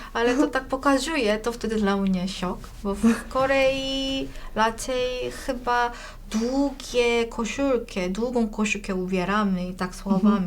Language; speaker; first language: Polish; non-native, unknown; Korean